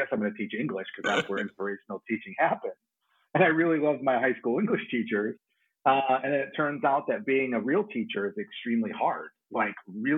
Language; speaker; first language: English; native; English